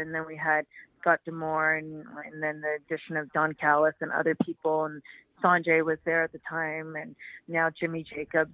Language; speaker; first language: English; native; English